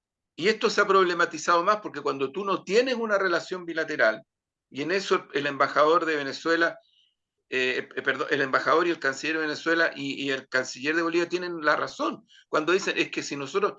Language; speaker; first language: Spanish; native; Spanish